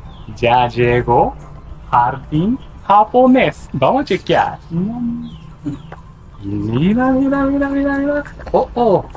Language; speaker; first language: Spanish; non-native, learner; Japanese